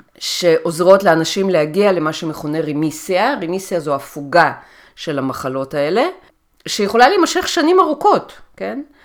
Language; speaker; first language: Hebrew; early bilingual, other home language; Russian